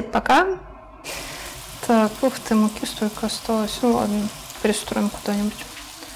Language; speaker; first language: Russian; native; Russian